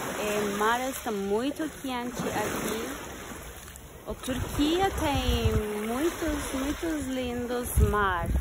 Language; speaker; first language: Portuguese; non-native, learner; Turkish